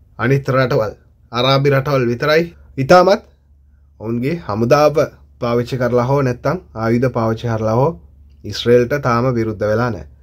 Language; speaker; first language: Sinhala; non-native, local second language; Tamil